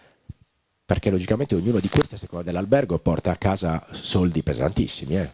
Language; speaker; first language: Italian; native; Italian